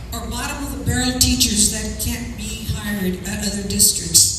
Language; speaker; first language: English; native; English